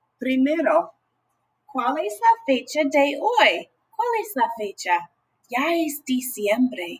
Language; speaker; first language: Spanish; non-native, fluent; English